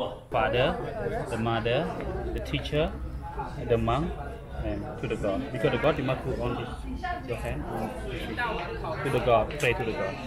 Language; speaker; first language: English; non-native, learner; Khmer